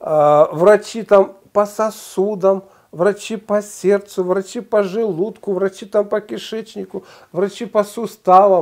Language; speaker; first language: Russian; native; Russian